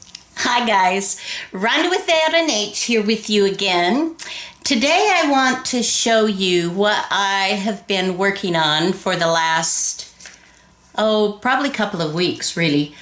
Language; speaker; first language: English; native; English